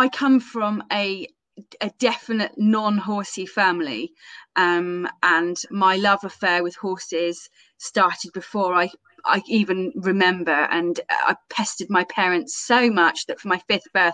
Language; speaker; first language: English; native; English